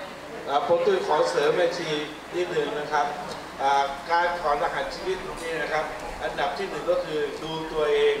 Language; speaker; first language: Thai; native; Thai